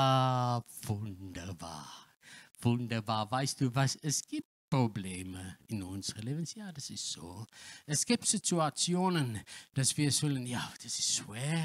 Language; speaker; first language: German; non-native, learner; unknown